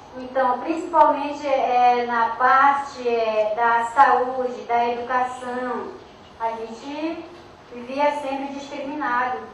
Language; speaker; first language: Portuguese; non-native, local second language; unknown